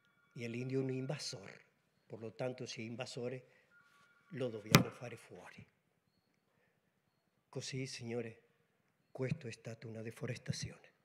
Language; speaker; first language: Italian; non-native, learner; Spanish